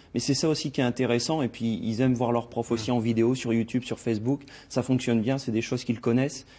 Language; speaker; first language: French; native; French